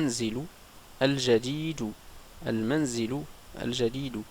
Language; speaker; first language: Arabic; non-native, fluent; French